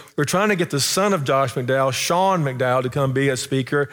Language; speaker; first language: English; native; English